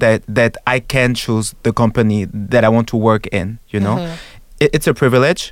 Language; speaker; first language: English; non-native, fluent; French